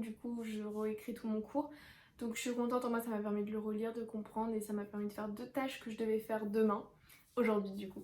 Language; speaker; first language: French; native; French